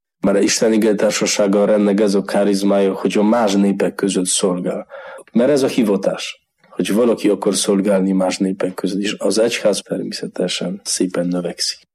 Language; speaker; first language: Hungarian; non-native, learner; Polish